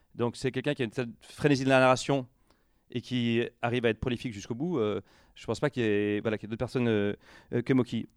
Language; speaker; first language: French; native; French